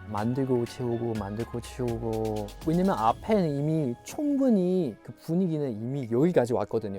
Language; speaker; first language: Korean; non-native, fluent; Chinese